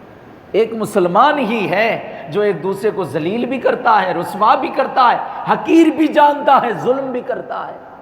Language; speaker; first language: Urdu; native; Urdu